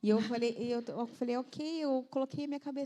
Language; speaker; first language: Portuguese; native; Portuguese